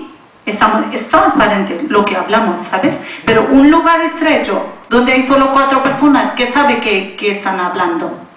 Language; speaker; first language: Spanish; non-native, learner; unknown